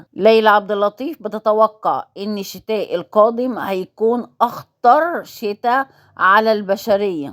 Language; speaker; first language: Arabic; native; Arabic